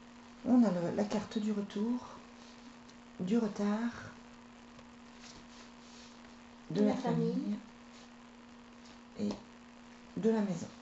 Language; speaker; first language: French; native; French